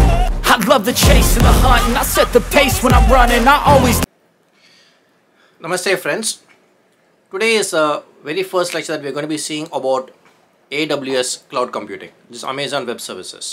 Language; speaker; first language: English; non-native, local second language; Tamil